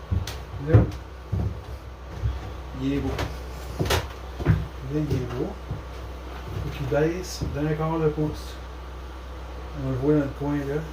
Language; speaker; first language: French; native; French